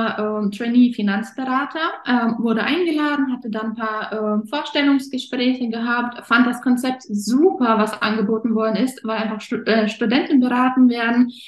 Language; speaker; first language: German; early bilingual, other home language; Russian